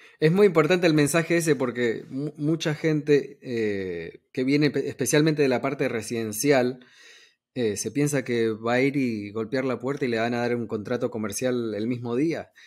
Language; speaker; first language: Spanish; native; Spanish